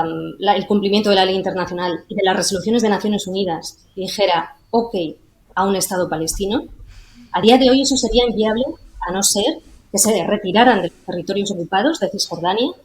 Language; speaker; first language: Spanish; native; Spanish